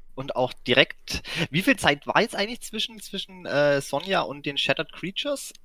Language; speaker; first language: German; native; German